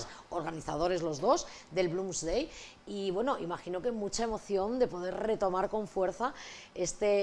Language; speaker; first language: Spanish; native; Spanish